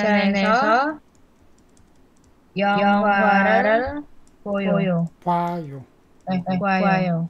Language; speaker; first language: Korean; non-native, learner; Indonesian